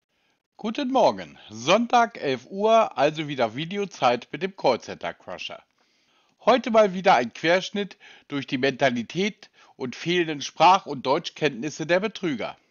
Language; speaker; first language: German; native; German